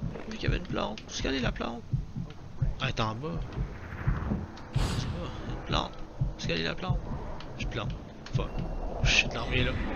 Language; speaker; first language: French; native; French